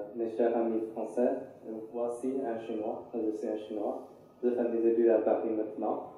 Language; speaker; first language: French; non-native, learner; Chinese